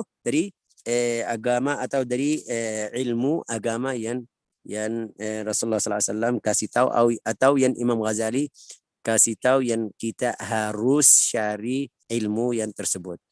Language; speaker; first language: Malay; non-native, fluent; Arabic